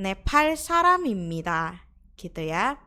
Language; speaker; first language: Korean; non-native, fluent; Indonesian